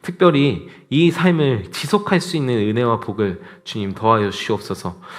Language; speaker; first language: Korean; native; Korean